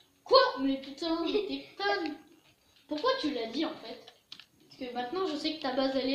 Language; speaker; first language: French; native; French